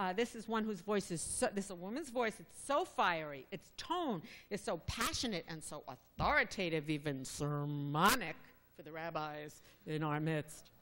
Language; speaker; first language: English; native; English